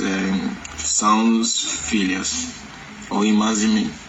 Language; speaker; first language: Portuguese; non-native, learner; Yoruba